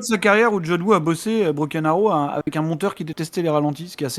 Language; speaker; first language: French; native; French